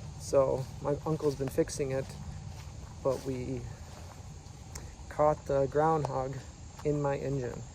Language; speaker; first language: English; native; English